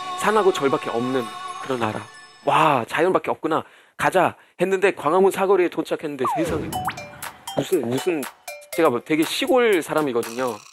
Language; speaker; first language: Korean; non-native, fluent; German